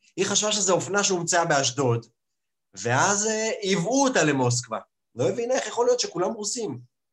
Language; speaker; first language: Hebrew; early bilingual, other home language; Russian